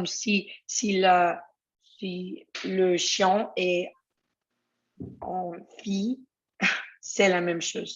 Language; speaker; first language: French; non-native, learner; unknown